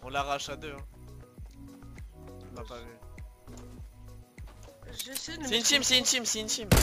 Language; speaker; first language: French; native; French